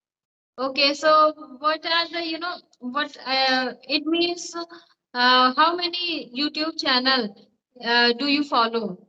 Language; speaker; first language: English; non-native, learner; Hindi